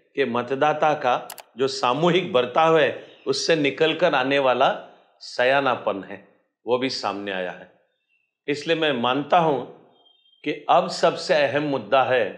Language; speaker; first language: Hindi; non-native, local second language; Marathi